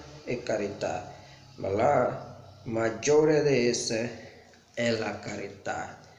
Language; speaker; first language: Italian; non-native, learner; Portuguese